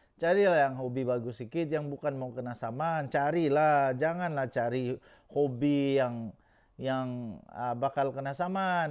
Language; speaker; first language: Malay; native; Malay